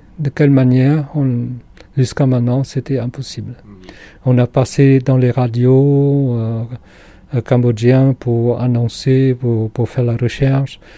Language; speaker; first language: French; non-native, fluent; Khmer